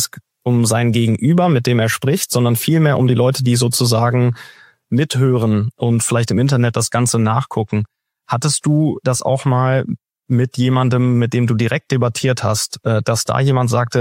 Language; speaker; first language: German; native; German